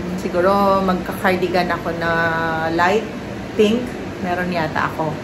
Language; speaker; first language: Filipino; non-native, local second language; Pampanga